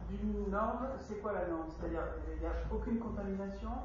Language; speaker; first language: French; native; French